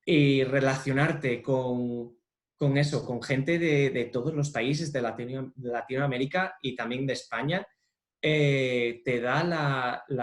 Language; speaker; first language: Spanish; non-native, fluent; English